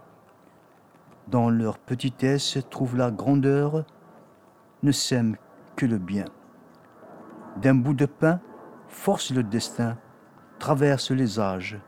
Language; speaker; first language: French; non-native, local second language; Kabyle